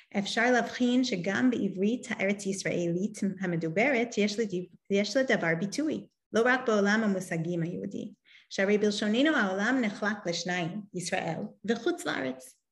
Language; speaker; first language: Hebrew; non-native, fluent; English